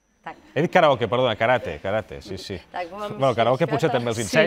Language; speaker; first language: Catalan; native; Catalan